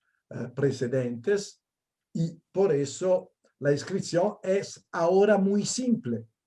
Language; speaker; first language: Spanish; non-native, fluent; Italian